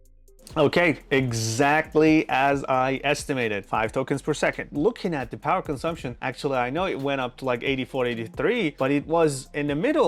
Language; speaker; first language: English; non-native, fluent; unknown